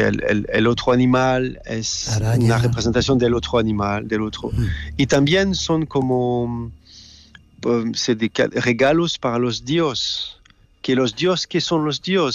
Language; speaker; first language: Spanish; non-native, learner; French